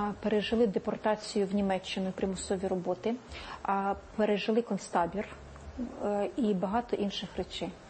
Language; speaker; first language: Ukrainian; native; Ukrainian